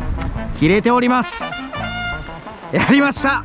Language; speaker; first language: Japanese; native; Japanese